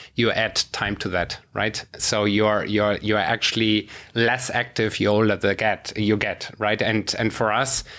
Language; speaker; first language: English; non-native, fluent; German